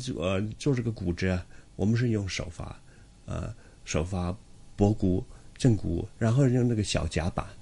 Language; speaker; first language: Chinese; non-native, local second language; Cantonese